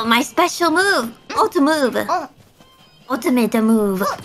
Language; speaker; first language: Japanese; non-native, learner; English